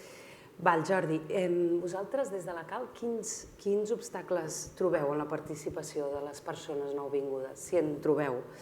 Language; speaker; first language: Catalan; native; Catalan